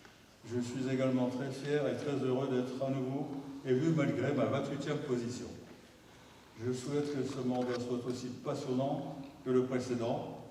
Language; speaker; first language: French; native; French